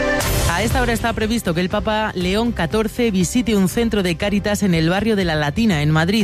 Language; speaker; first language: Spanish; native; Spanish